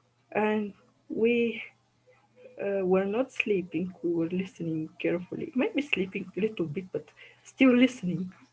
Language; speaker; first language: English; non-native, learner; Bulgarian